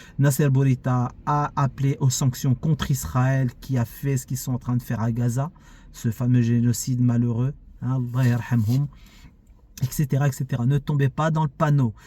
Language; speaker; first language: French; early bilingual, other home language; Arabic